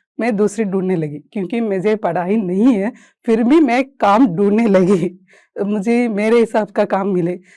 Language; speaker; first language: Hindi; non-native, local second language; Kannada